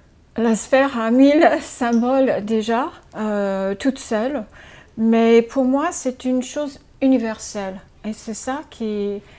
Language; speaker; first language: French; non-native, fluent; English